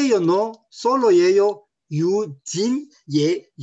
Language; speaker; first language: Spanish; non-native, learner; Korean